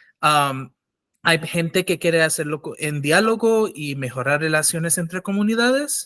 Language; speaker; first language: Spanish; non-native, fluent; English